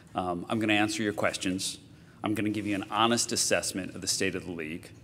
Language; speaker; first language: English; native; English